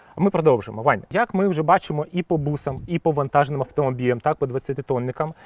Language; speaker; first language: Ukrainian; non-native, local second language; Russian